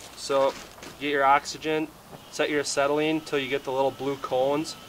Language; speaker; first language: English; native; English